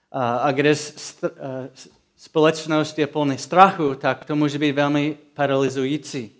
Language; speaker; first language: Czech; non-native, fluent; English